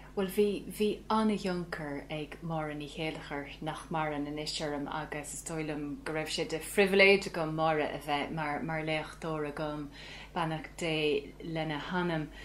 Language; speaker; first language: Irish; native; Irish